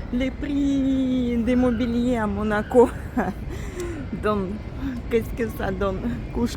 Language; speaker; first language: French; non-native, fluent; Russian